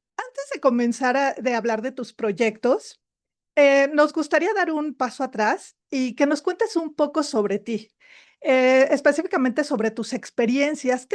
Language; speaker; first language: Spanish; native; Spanish